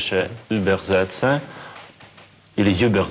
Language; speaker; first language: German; non-native, learner; Russian